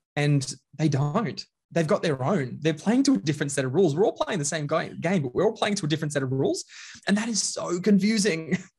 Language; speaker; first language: English; native; English